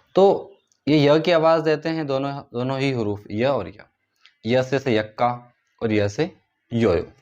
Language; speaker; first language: Hindi; native; Hindi